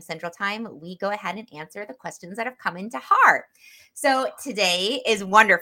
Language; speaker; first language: English; native; English